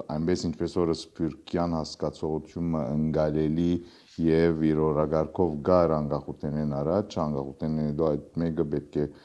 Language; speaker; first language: Armenian; early bilingual, heritage; Armenian